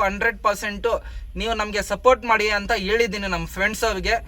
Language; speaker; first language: Kannada; non-native, learner; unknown